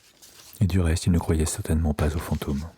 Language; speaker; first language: French; native; French